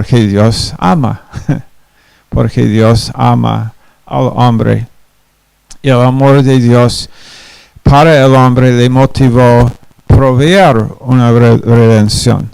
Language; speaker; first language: Spanish; non-native, fluent; English